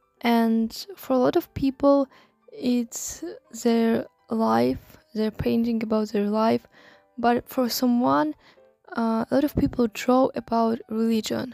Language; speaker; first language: English; non-native, learner; Russian